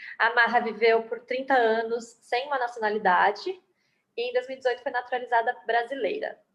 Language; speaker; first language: Portuguese; native; Portuguese